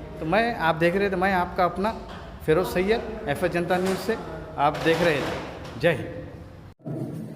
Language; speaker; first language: Hindi; non-native, local second language; Urdu